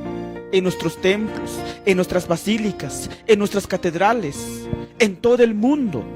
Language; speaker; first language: Spanish; native; Spanish